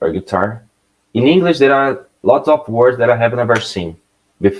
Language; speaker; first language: English; non-native, learner; Portuguese